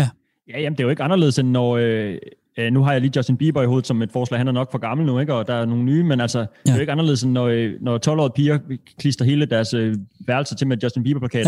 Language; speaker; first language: Danish; native; Danish